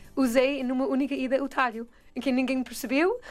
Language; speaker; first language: Portuguese; non-native, fluent; English